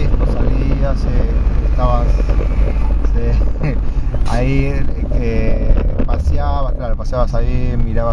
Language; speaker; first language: Spanish; native; Spanish